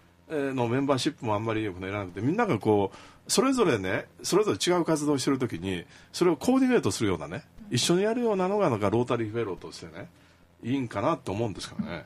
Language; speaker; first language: Japanese; native; Japanese